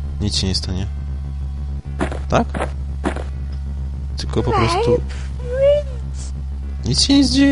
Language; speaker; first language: Polish; native; Polish